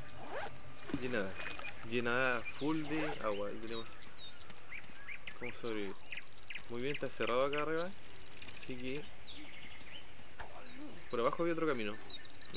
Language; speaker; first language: Spanish; native; Spanish